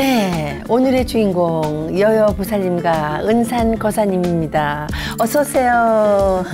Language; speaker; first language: Korean; native; Korean